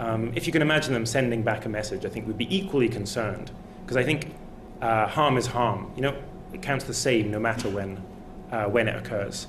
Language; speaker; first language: English; native; English